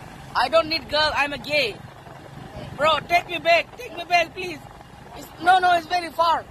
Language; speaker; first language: English; non-native, learner; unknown